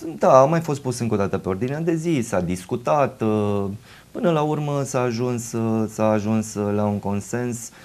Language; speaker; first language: Romanian; native; Romanian